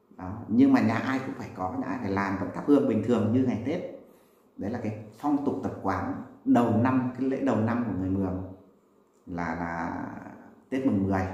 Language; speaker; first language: Vietnamese; non-native, local second language; Muong